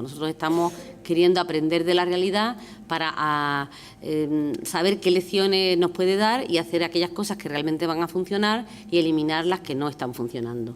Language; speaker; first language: Spanish; native; Spanish